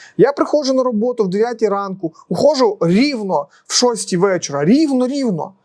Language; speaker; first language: Ukrainian; non-native, local second language; Russian